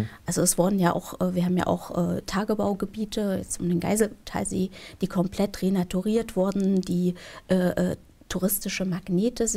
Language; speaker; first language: German; native; German